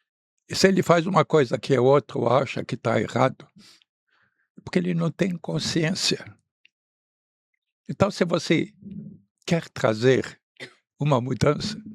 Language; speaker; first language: Portuguese; non-native, fluent; Arabic